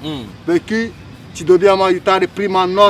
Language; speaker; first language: Italian; non-native, fluent; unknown